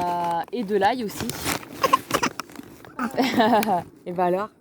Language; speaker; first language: French; native; French